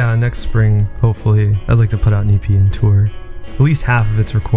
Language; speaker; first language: English; early bilingual, other home language; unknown